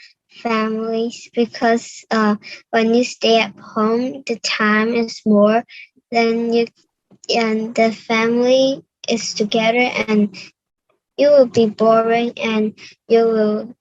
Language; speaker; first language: English; non-native, learner; Cantonese